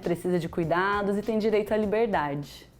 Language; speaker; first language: Portuguese; native; Portuguese